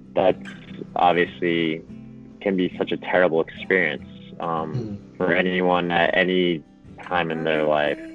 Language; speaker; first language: English; non-native, fluent; Japanese